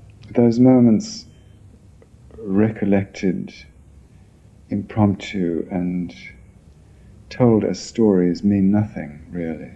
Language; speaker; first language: English; native; English